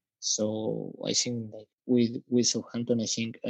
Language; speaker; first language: English; non-native, learner; Spanish